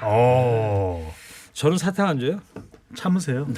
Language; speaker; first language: Korean; native; Korean